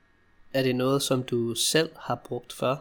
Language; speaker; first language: Danish; non-native, fluent; English